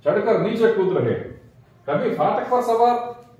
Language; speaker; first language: Hindi; non-native, local second language; Telugu